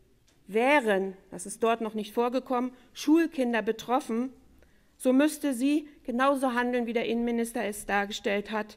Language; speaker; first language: German; native; German